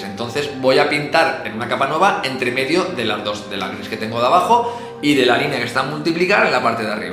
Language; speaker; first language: Spanish; native; Spanish